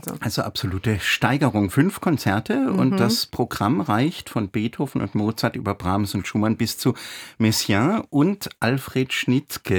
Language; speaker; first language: German; native; German